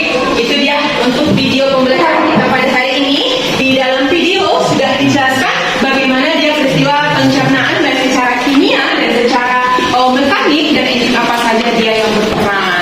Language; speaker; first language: Indonesian; native; Indonesian